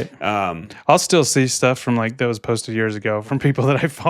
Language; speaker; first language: English; native; English